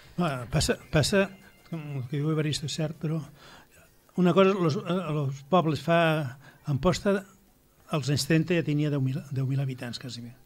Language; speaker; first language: Catalan; native; Catalan